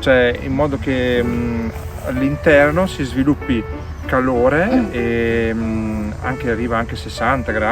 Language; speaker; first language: Italian; native; Italian